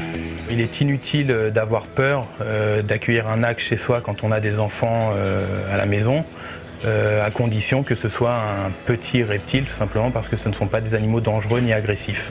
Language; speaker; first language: French; native; French